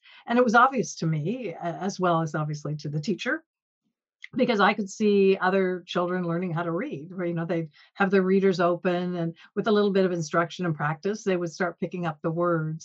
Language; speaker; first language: English; native; English